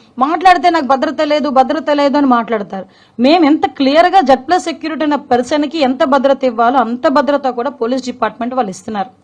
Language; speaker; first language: Telugu; native; Telugu